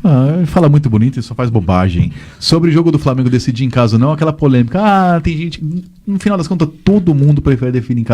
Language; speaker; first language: Portuguese; native; Portuguese